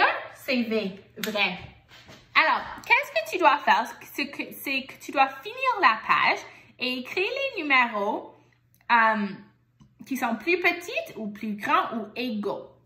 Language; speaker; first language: French; non-native, local second language; English